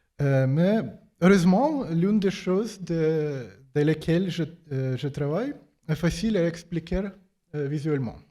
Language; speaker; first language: French; non-native, fluent; Ukrainian